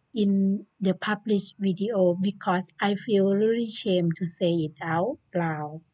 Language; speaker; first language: English; non-native, learner; Chinese